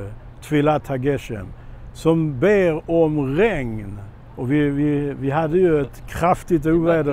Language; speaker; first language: Swedish; non-native, fluent; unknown